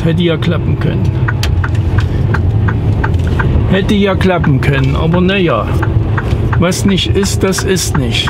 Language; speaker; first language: German; native; German